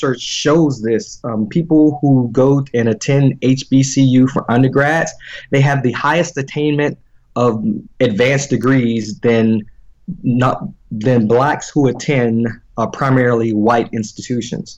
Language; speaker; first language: English; native; English